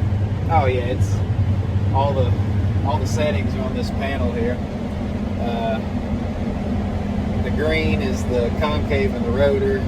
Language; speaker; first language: English; native; English